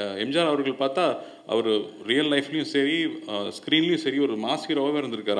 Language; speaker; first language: Tamil; native; Tamil